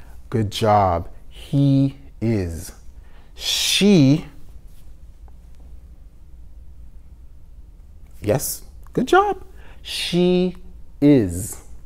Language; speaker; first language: English; non-native, fluent; Haitian Creole